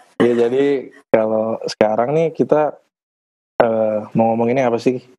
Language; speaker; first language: Indonesian; native; Indonesian